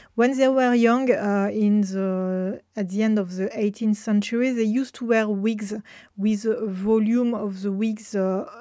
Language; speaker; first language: English; non-native, fluent; French